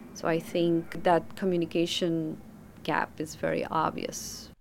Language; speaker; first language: English; non-native, fluent; Dutch